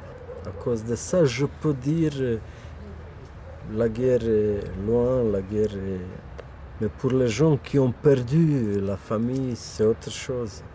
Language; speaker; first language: French; non-native, fluent; Bosnian